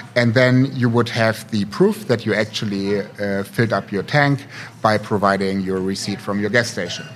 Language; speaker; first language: English; non-native, fluent; German